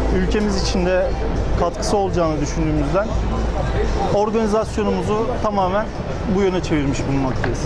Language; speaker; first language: Turkish; early bilingual, heritage; Turkish